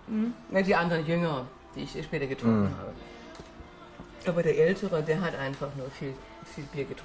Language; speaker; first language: German; non-native, fluent; Danish